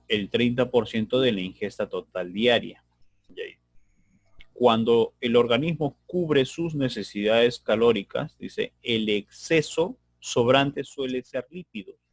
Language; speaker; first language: Spanish; native; Spanish